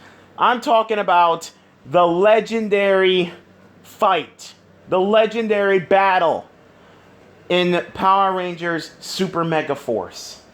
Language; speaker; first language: English; native; English